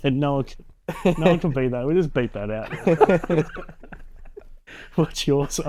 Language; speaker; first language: English; native; English